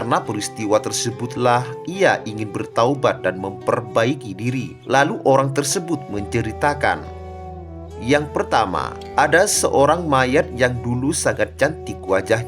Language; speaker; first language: Indonesian; native; Indonesian